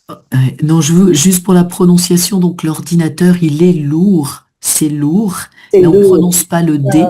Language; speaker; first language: French; native; French